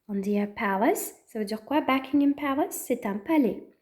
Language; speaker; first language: French; non-native, fluent; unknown